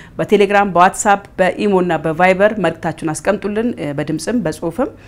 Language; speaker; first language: Amharic; native; Amharic